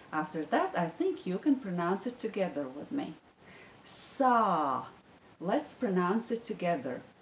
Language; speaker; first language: English; non-native, fluent; Latvian